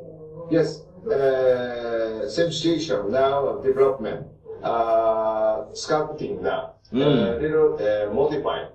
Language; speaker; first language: English; non-native, learner; Japanese